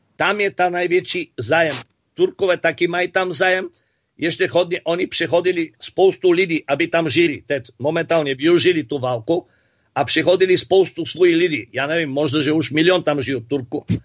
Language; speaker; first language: Czech; non-native, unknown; Bulgarian